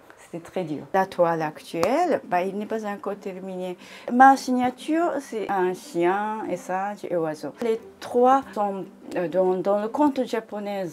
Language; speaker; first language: French; non-native, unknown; Japanese